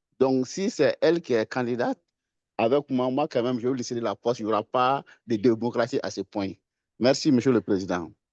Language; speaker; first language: French; non-native, local second language; Bambara